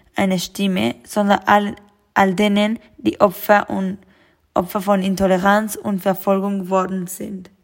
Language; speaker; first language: German; non-native, learner; Spanish